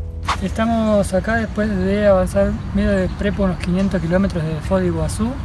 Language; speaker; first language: Spanish; native; Spanish